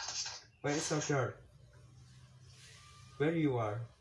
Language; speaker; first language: English; non-native, learner; Indonesian